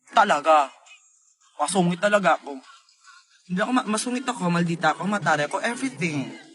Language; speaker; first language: Filipino; native; Filipino